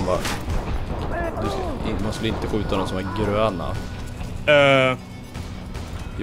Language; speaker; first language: Swedish; native; Swedish